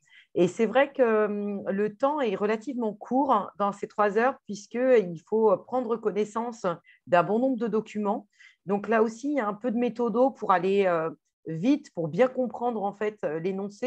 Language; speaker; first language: French; native; French